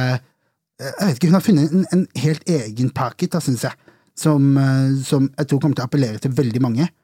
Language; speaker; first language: Norwegian; early bilingual, other home language; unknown